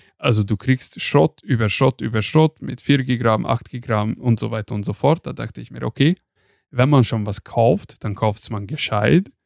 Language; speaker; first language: German; non-native, fluent; Hungarian